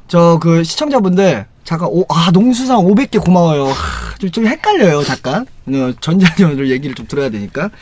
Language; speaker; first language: Korean; native; Korean